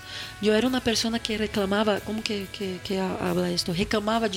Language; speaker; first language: Spanish; non-native, fluent; Portuguese